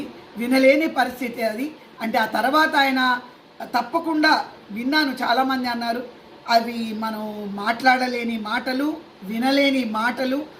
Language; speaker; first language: Telugu; native; Telugu